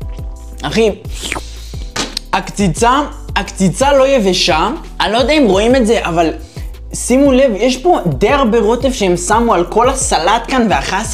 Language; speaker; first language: Hebrew; native; Hebrew